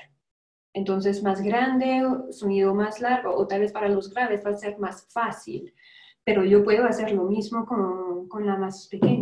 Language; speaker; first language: Spanish; non-native, fluent; French